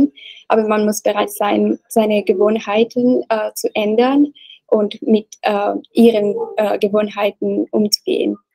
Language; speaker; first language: German; non-native, learner; Italian